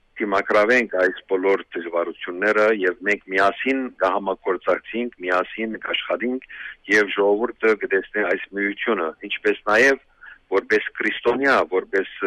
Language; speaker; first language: Armenian; early bilingual, heritage; Armenian